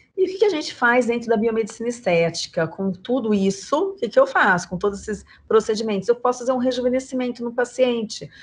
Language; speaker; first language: Portuguese; native; Portuguese